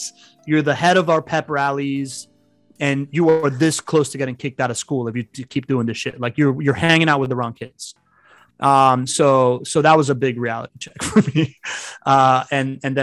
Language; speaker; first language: English; early bilingual, other home language; Spanish